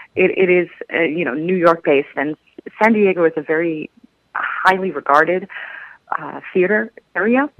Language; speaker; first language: English; native; English